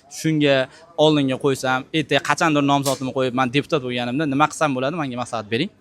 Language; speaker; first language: Uzbek; native; Uzbek